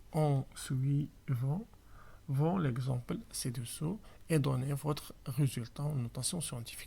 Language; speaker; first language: French; non-native, local second language; Arabic